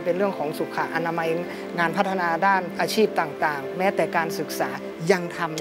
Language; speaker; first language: Thai; early bilingual, other home language; English